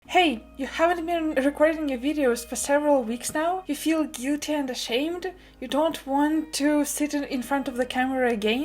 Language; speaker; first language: English; non-native, fluent; Russian